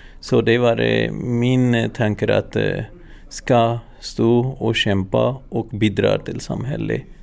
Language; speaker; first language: Swedish; non-native, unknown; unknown